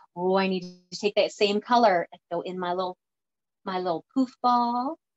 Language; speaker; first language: English; native; English